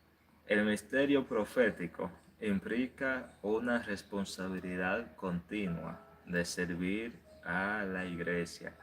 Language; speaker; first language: Spanish; native; Spanish